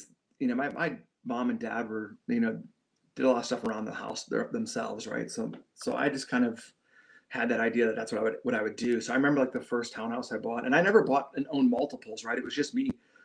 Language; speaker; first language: English; native; English